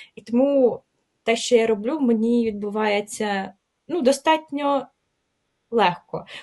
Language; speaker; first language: Ukrainian; native; Ukrainian